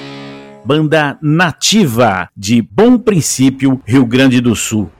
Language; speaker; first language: Portuguese; native; Portuguese